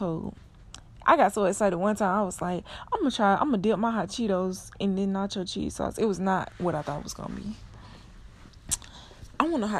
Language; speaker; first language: English; native; English